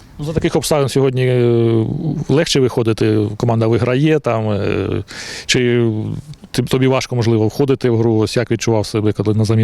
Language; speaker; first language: Ukrainian; native; Ukrainian